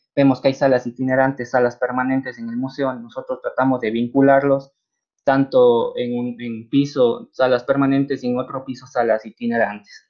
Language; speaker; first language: Spanish; native; Spanish